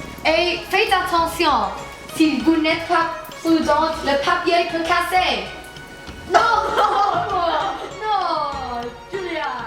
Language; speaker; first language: French; non-native, learner; English